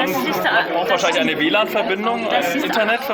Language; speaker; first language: German; native; German